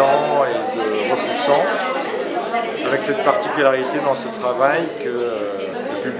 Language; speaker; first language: French; native; French